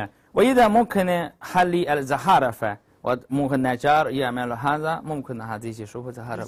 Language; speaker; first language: Arabic; non-native, learner; Chinese